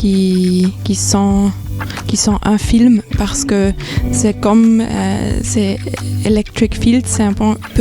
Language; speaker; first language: French; non-native, fluent; German